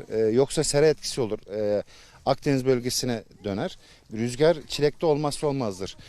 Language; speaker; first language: Turkish; native; Turkish